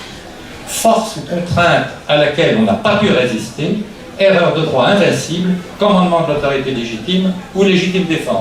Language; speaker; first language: French; native; French